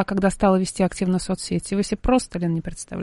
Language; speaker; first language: Russian; native; Russian